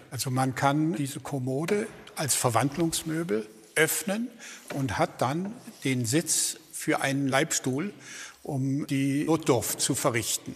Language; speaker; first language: German; native; German